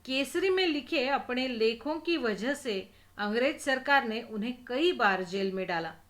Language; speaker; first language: Hindi; non-native, local second language; Marathi